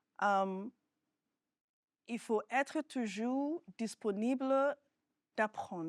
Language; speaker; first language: French; non-native, fluent; Yoruba